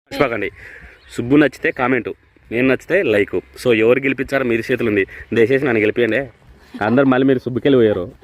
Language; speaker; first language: Telugu; native; Telugu